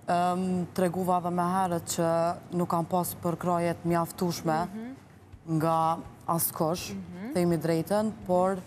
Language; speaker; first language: Albanian; native; Albanian